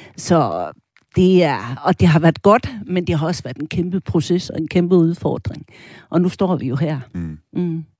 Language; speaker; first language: Danish; early bilingual, other home language; German